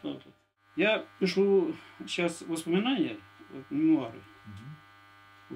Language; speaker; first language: Russian; native; Russian